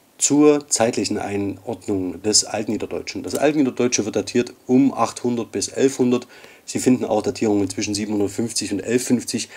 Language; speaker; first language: German; native; German